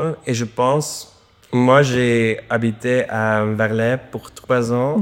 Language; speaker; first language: French; non-native, learner; Dutch